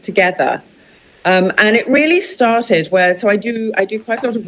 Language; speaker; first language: English; native; English